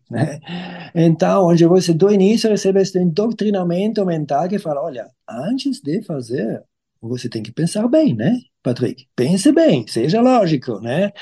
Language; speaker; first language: Portuguese; non-native, fluent; German